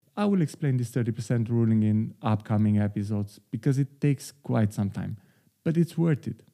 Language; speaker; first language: English; non-native, fluent; Slovenian